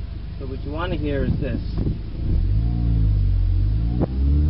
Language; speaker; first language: English; native; English